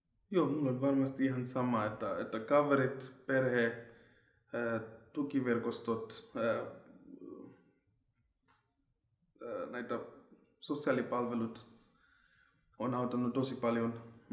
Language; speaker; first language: Finnish; non-native, fluent; Shona